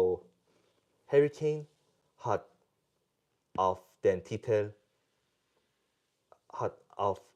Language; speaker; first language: German; non-native, learner; English